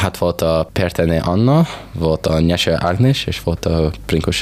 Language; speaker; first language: Hungarian; early bilingual, heritage; English